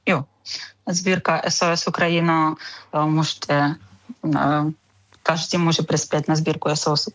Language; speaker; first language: Czech; non-native, learner; Ukrainian